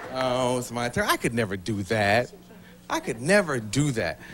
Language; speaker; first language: English; native; English